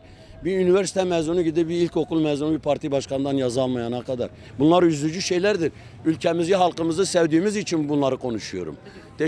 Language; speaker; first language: Turkish; native; Turkish